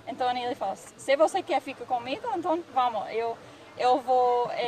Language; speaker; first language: Portuguese; non-native, learner; English